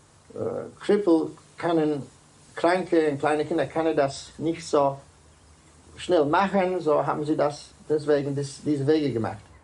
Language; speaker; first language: German; non-native, learner; Dutch